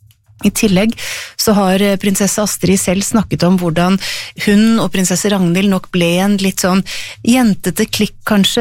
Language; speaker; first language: Norwegian; native; Norwegian